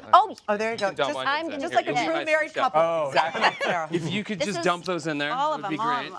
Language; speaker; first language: English; native; English